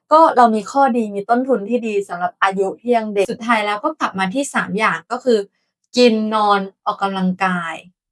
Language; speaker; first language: Thai; native; Thai